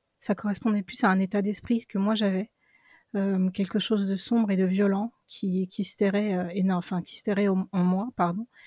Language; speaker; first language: French; early bilingual, other home language; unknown